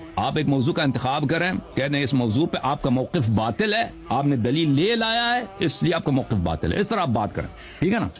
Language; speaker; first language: Urdu; non-native, fluent; Persian